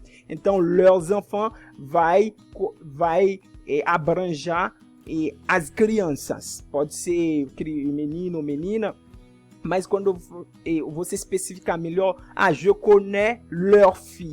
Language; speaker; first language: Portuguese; non-native, fluent; French